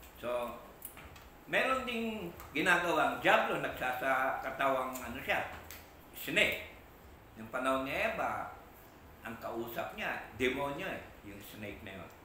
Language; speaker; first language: Filipino; non-native, local second language; Iloko